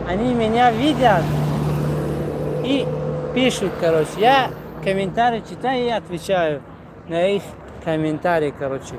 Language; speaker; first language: Russian; non-native, local second language; Tajik